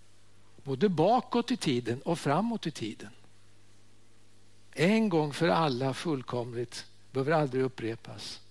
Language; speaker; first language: Swedish; native; Swedish